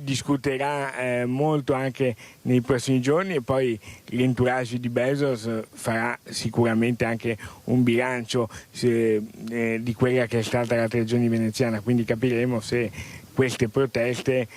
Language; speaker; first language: Italian; native; Italian